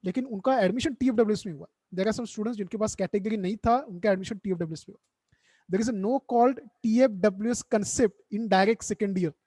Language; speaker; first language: Hindi; non-native, local second language; Marathi